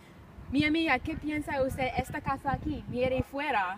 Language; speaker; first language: Spanish; non-native, learner; English